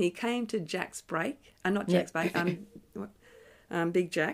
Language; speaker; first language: English; native; English